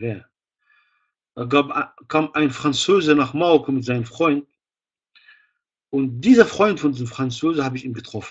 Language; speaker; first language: German; non-native, fluent; Arabic